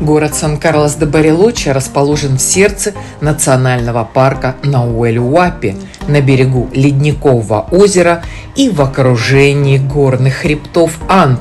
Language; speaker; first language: Russian; native; Russian